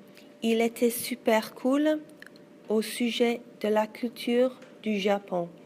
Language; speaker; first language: French; non-native, learner; English